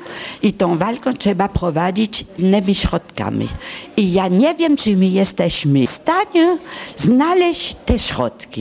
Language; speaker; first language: Polish; early bilingual, heritage; Polish